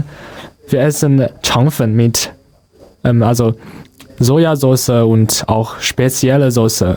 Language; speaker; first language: German; non-native, learner; Chinese